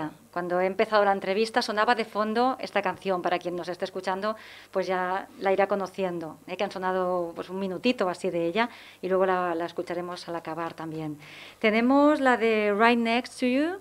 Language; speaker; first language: Spanish; native; Spanish